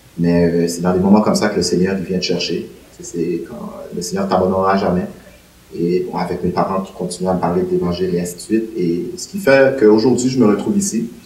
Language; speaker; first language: French; native; French